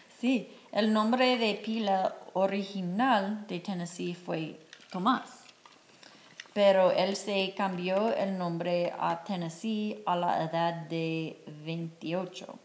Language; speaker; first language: Spanish; non-native, fluent; English